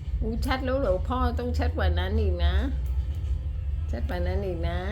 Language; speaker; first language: Thai; native; Thai